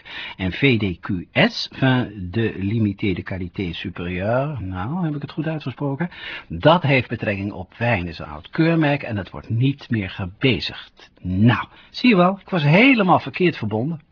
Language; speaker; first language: Dutch; native; Dutch